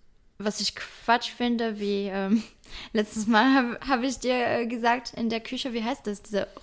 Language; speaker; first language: German; non-native, fluent; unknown